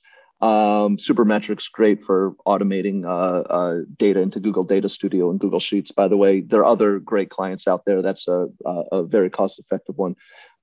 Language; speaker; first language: English; native; English